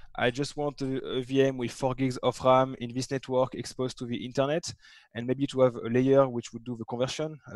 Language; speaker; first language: English; non-native, fluent; French